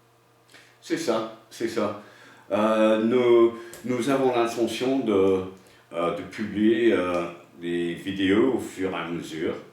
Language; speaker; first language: French; non-native, fluent; English